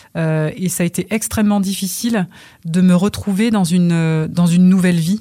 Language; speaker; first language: French; early bilingual, other home language; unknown